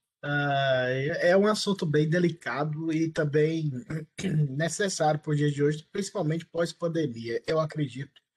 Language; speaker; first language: Portuguese; native; Portuguese